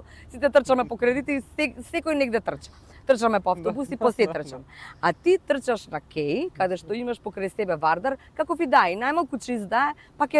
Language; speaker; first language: Macedonian; native; Macedonian